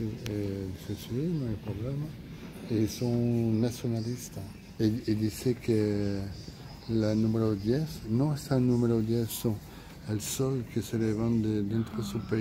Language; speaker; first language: Spanish; non-native, learner; French